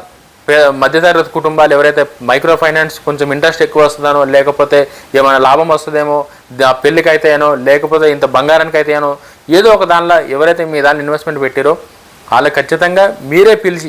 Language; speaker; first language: Telugu; native; Telugu